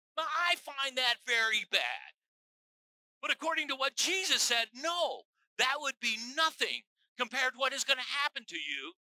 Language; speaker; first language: English; native; English